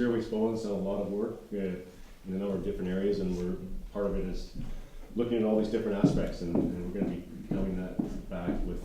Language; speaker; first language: English; native; English